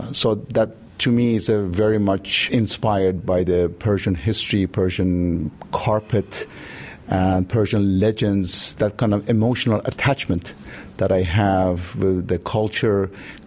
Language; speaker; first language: English; non-native, fluent; Persian